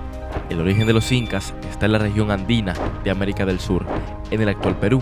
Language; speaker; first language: Spanish; native; Spanish